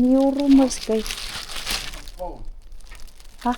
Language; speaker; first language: English; non-native, local second language; Filipino